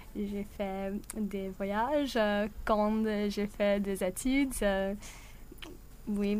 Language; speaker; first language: French; non-native, learner; English